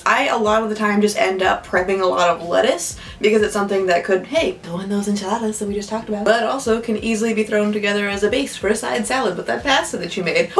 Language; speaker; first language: English; native; English